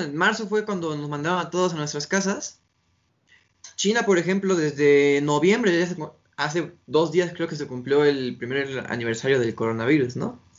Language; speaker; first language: Spanish; native; Spanish